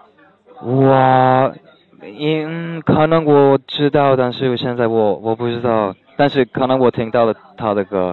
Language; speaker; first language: Chinese; non-native, learner; English